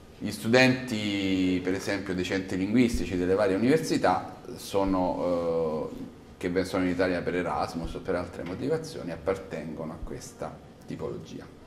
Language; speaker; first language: Italian; native; Italian